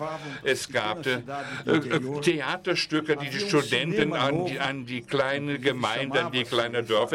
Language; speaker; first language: German; non-native, fluent; Portuguese